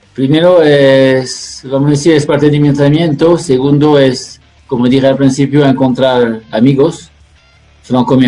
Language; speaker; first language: Spanish; non-native, fluent; French